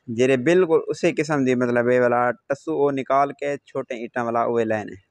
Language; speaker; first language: Urdu; non-native, local second language; Saraiki